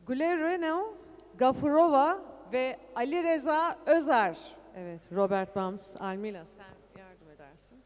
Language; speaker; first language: Turkish; native; Turkish